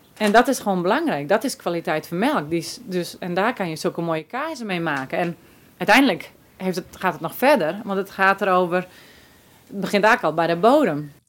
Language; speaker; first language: Dutch; native; Dutch